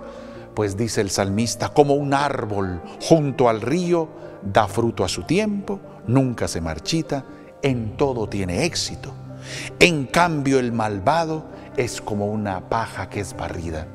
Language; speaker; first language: Spanish; native; Spanish